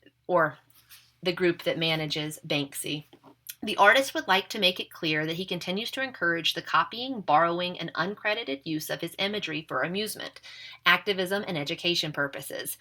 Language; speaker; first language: English; native; English